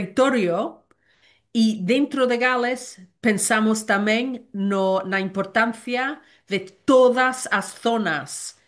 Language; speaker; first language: Portuguese; non-native, learner; Welsh